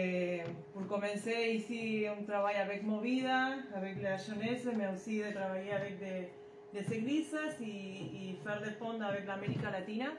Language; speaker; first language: French; non-native, learner; Spanish